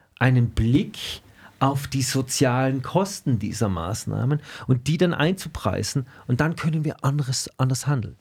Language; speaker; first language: German; native; German